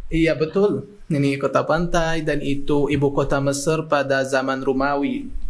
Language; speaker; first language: Indonesian; non-native, fluent; Arabic